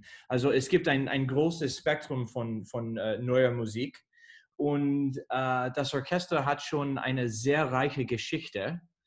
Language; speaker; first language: German; non-native, fluent; English